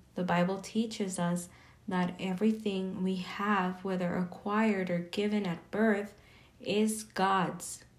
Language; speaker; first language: English; early bilingual, other home language; Spanish